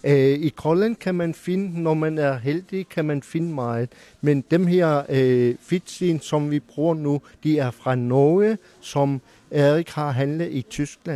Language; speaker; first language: Danish; non-native, local second language; Kalaallisut